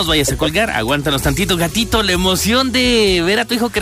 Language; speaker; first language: Spanish; native; Spanish